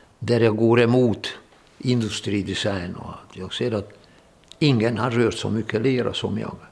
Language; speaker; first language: Swedish; non-native, fluent; Hungarian